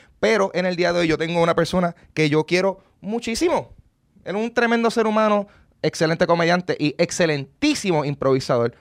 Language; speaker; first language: Spanish; native; Spanish